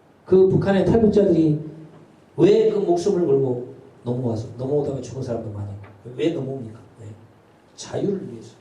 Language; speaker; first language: Korean; native; Korean